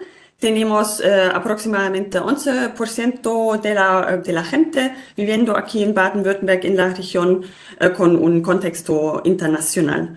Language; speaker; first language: Spanish; non-native, fluent; German